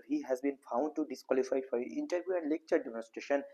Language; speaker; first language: English; non-native, local second language; Bangla